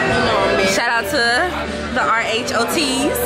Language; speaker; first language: English; native; English